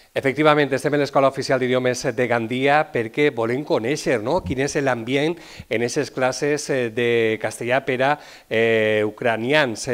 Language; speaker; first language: Catalan; native; Catalan